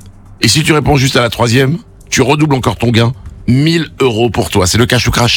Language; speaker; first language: French; native; French